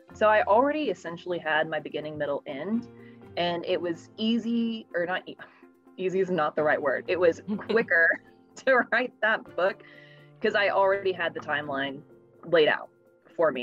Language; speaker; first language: English; native; English